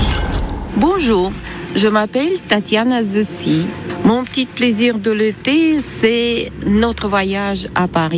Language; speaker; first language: French; non-native, fluent; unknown